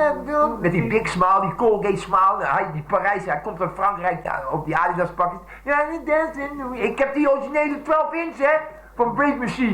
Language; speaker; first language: Dutch; native; Dutch